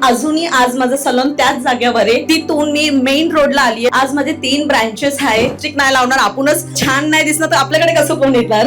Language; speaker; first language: Marathi; non-native, local second language; Telugu